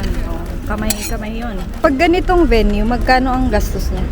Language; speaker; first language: Filipino; native; Filipino